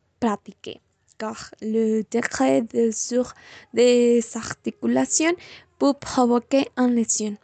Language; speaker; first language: French; non-native, learner; Spanish